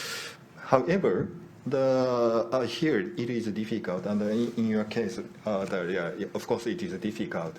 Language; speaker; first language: English; non-native, learner; Japanese